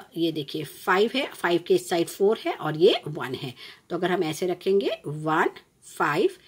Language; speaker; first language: Hindi; non-native, local second language; Gujarati